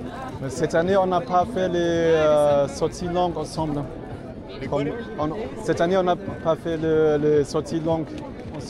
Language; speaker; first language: French; non-native, fluent; German